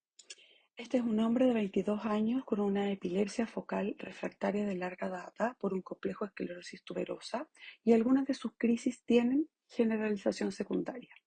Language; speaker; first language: Spanish; native; Spanish